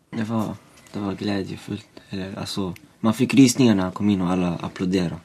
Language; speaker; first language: Swedish; early bilingual, other home language; Arabic